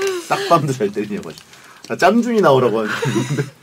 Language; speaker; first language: Korean; native; Korean